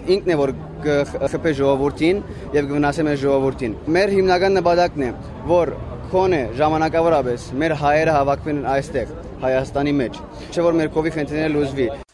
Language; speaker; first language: Armenian; early bilingual, heritage; Armenian